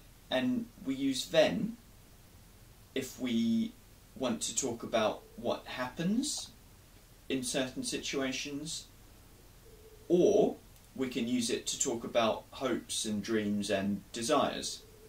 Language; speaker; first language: English; native; English